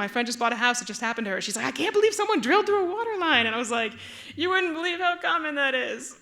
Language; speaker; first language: English; native; English